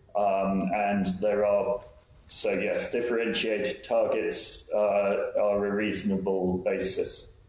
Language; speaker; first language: English; native; English